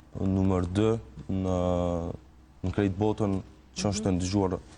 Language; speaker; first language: Albanian; early bilingual, heritage; Albanian